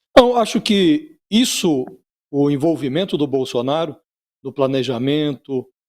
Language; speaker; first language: Portuguese; native; Portuguese